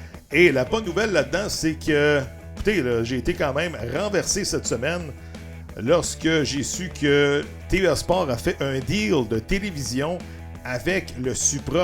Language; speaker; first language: French; native; French